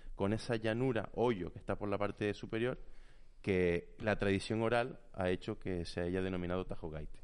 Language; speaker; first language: Spanish; native; Spanish